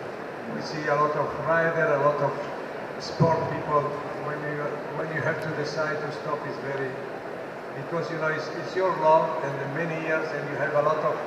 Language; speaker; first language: English; non-native, learner; Italian